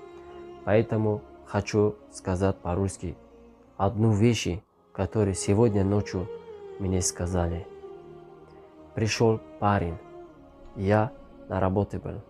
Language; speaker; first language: Russian; non-native, learner; Tajik